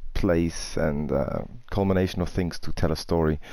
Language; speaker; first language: English; non-native, fluent; German